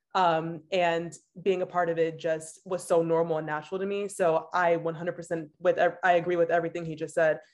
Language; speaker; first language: English; native; English